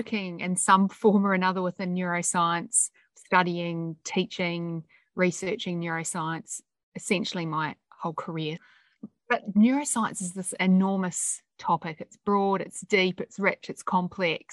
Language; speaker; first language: English; native; English